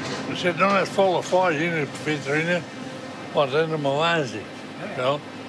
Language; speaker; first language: English; non-native, fluent; Western Frisian